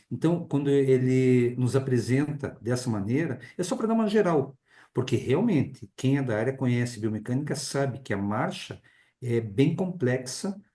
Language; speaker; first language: Portuguese; native; Portuguese